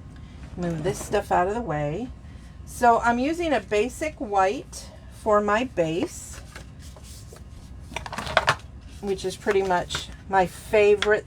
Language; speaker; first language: English; native; English